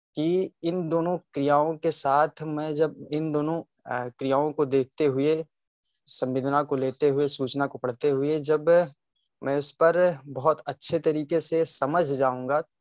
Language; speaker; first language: Hindi; native; Hindi